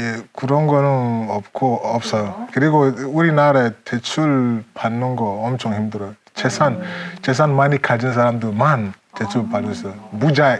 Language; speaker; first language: Korean; non-native, learner; English